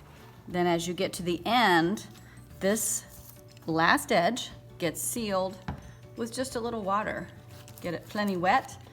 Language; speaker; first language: English; native; English